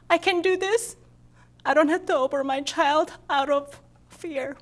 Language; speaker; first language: English; non-native, fluent; Korean